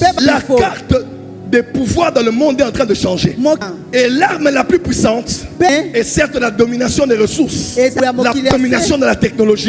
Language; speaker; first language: French; non-native, local second language; Lingala